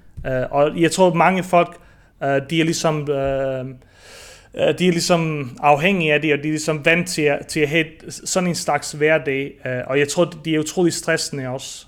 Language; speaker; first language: Danish; early bilingual, other home language; Bosnian